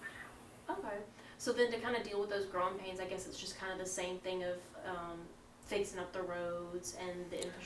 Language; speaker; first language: English; native; English